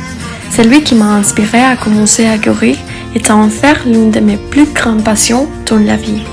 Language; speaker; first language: French; non-native, learner; Spanish